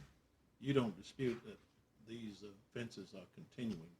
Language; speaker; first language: English; native; English